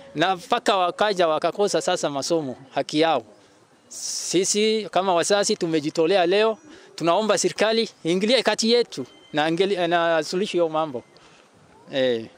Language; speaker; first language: Swahili; non-native, local second language; Oromo